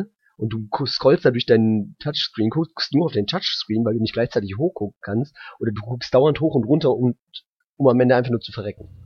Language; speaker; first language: German; native; German